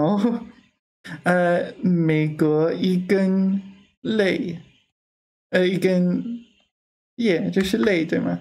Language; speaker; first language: Chinese; non-native, learner; English